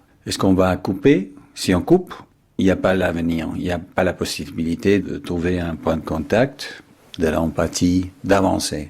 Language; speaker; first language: French; non-native, fluent; English